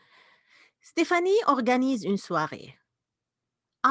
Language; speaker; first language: French; non-native, fluent; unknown